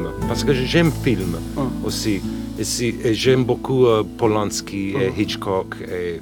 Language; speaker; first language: French; non-native, fluent; English